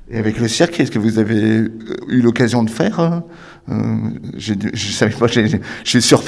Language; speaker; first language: French; native; French